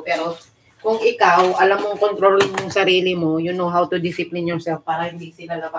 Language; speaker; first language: Filipino; native; Filipino